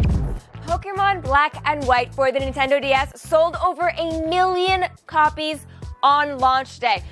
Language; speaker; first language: English; native; English